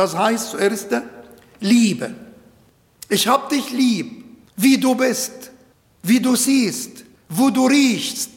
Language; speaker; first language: German; non-native, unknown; Arabic